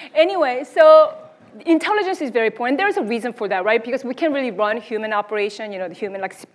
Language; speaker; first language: English; early bilingual, other home language; Korean